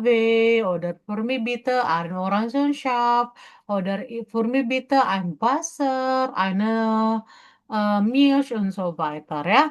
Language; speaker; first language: German; non-native, fluent; Indonesian